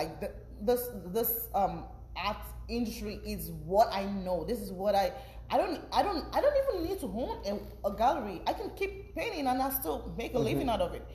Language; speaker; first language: English; non-native, local second language; Yoruba